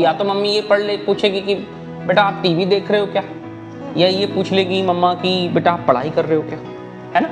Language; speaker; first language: Hindi; native; Hindi